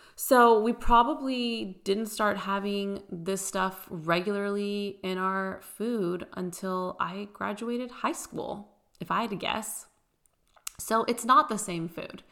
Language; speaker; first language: English; early bilingual, other home language; Persian